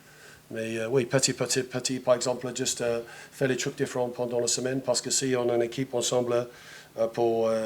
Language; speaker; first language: French; non-native, fluent; English